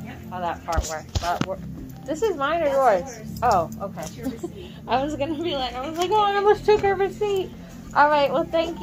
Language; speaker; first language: English; early bilingual, other home language; Spanish